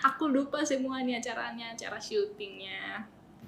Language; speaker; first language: Indonesian; non-native, fluent; Japanese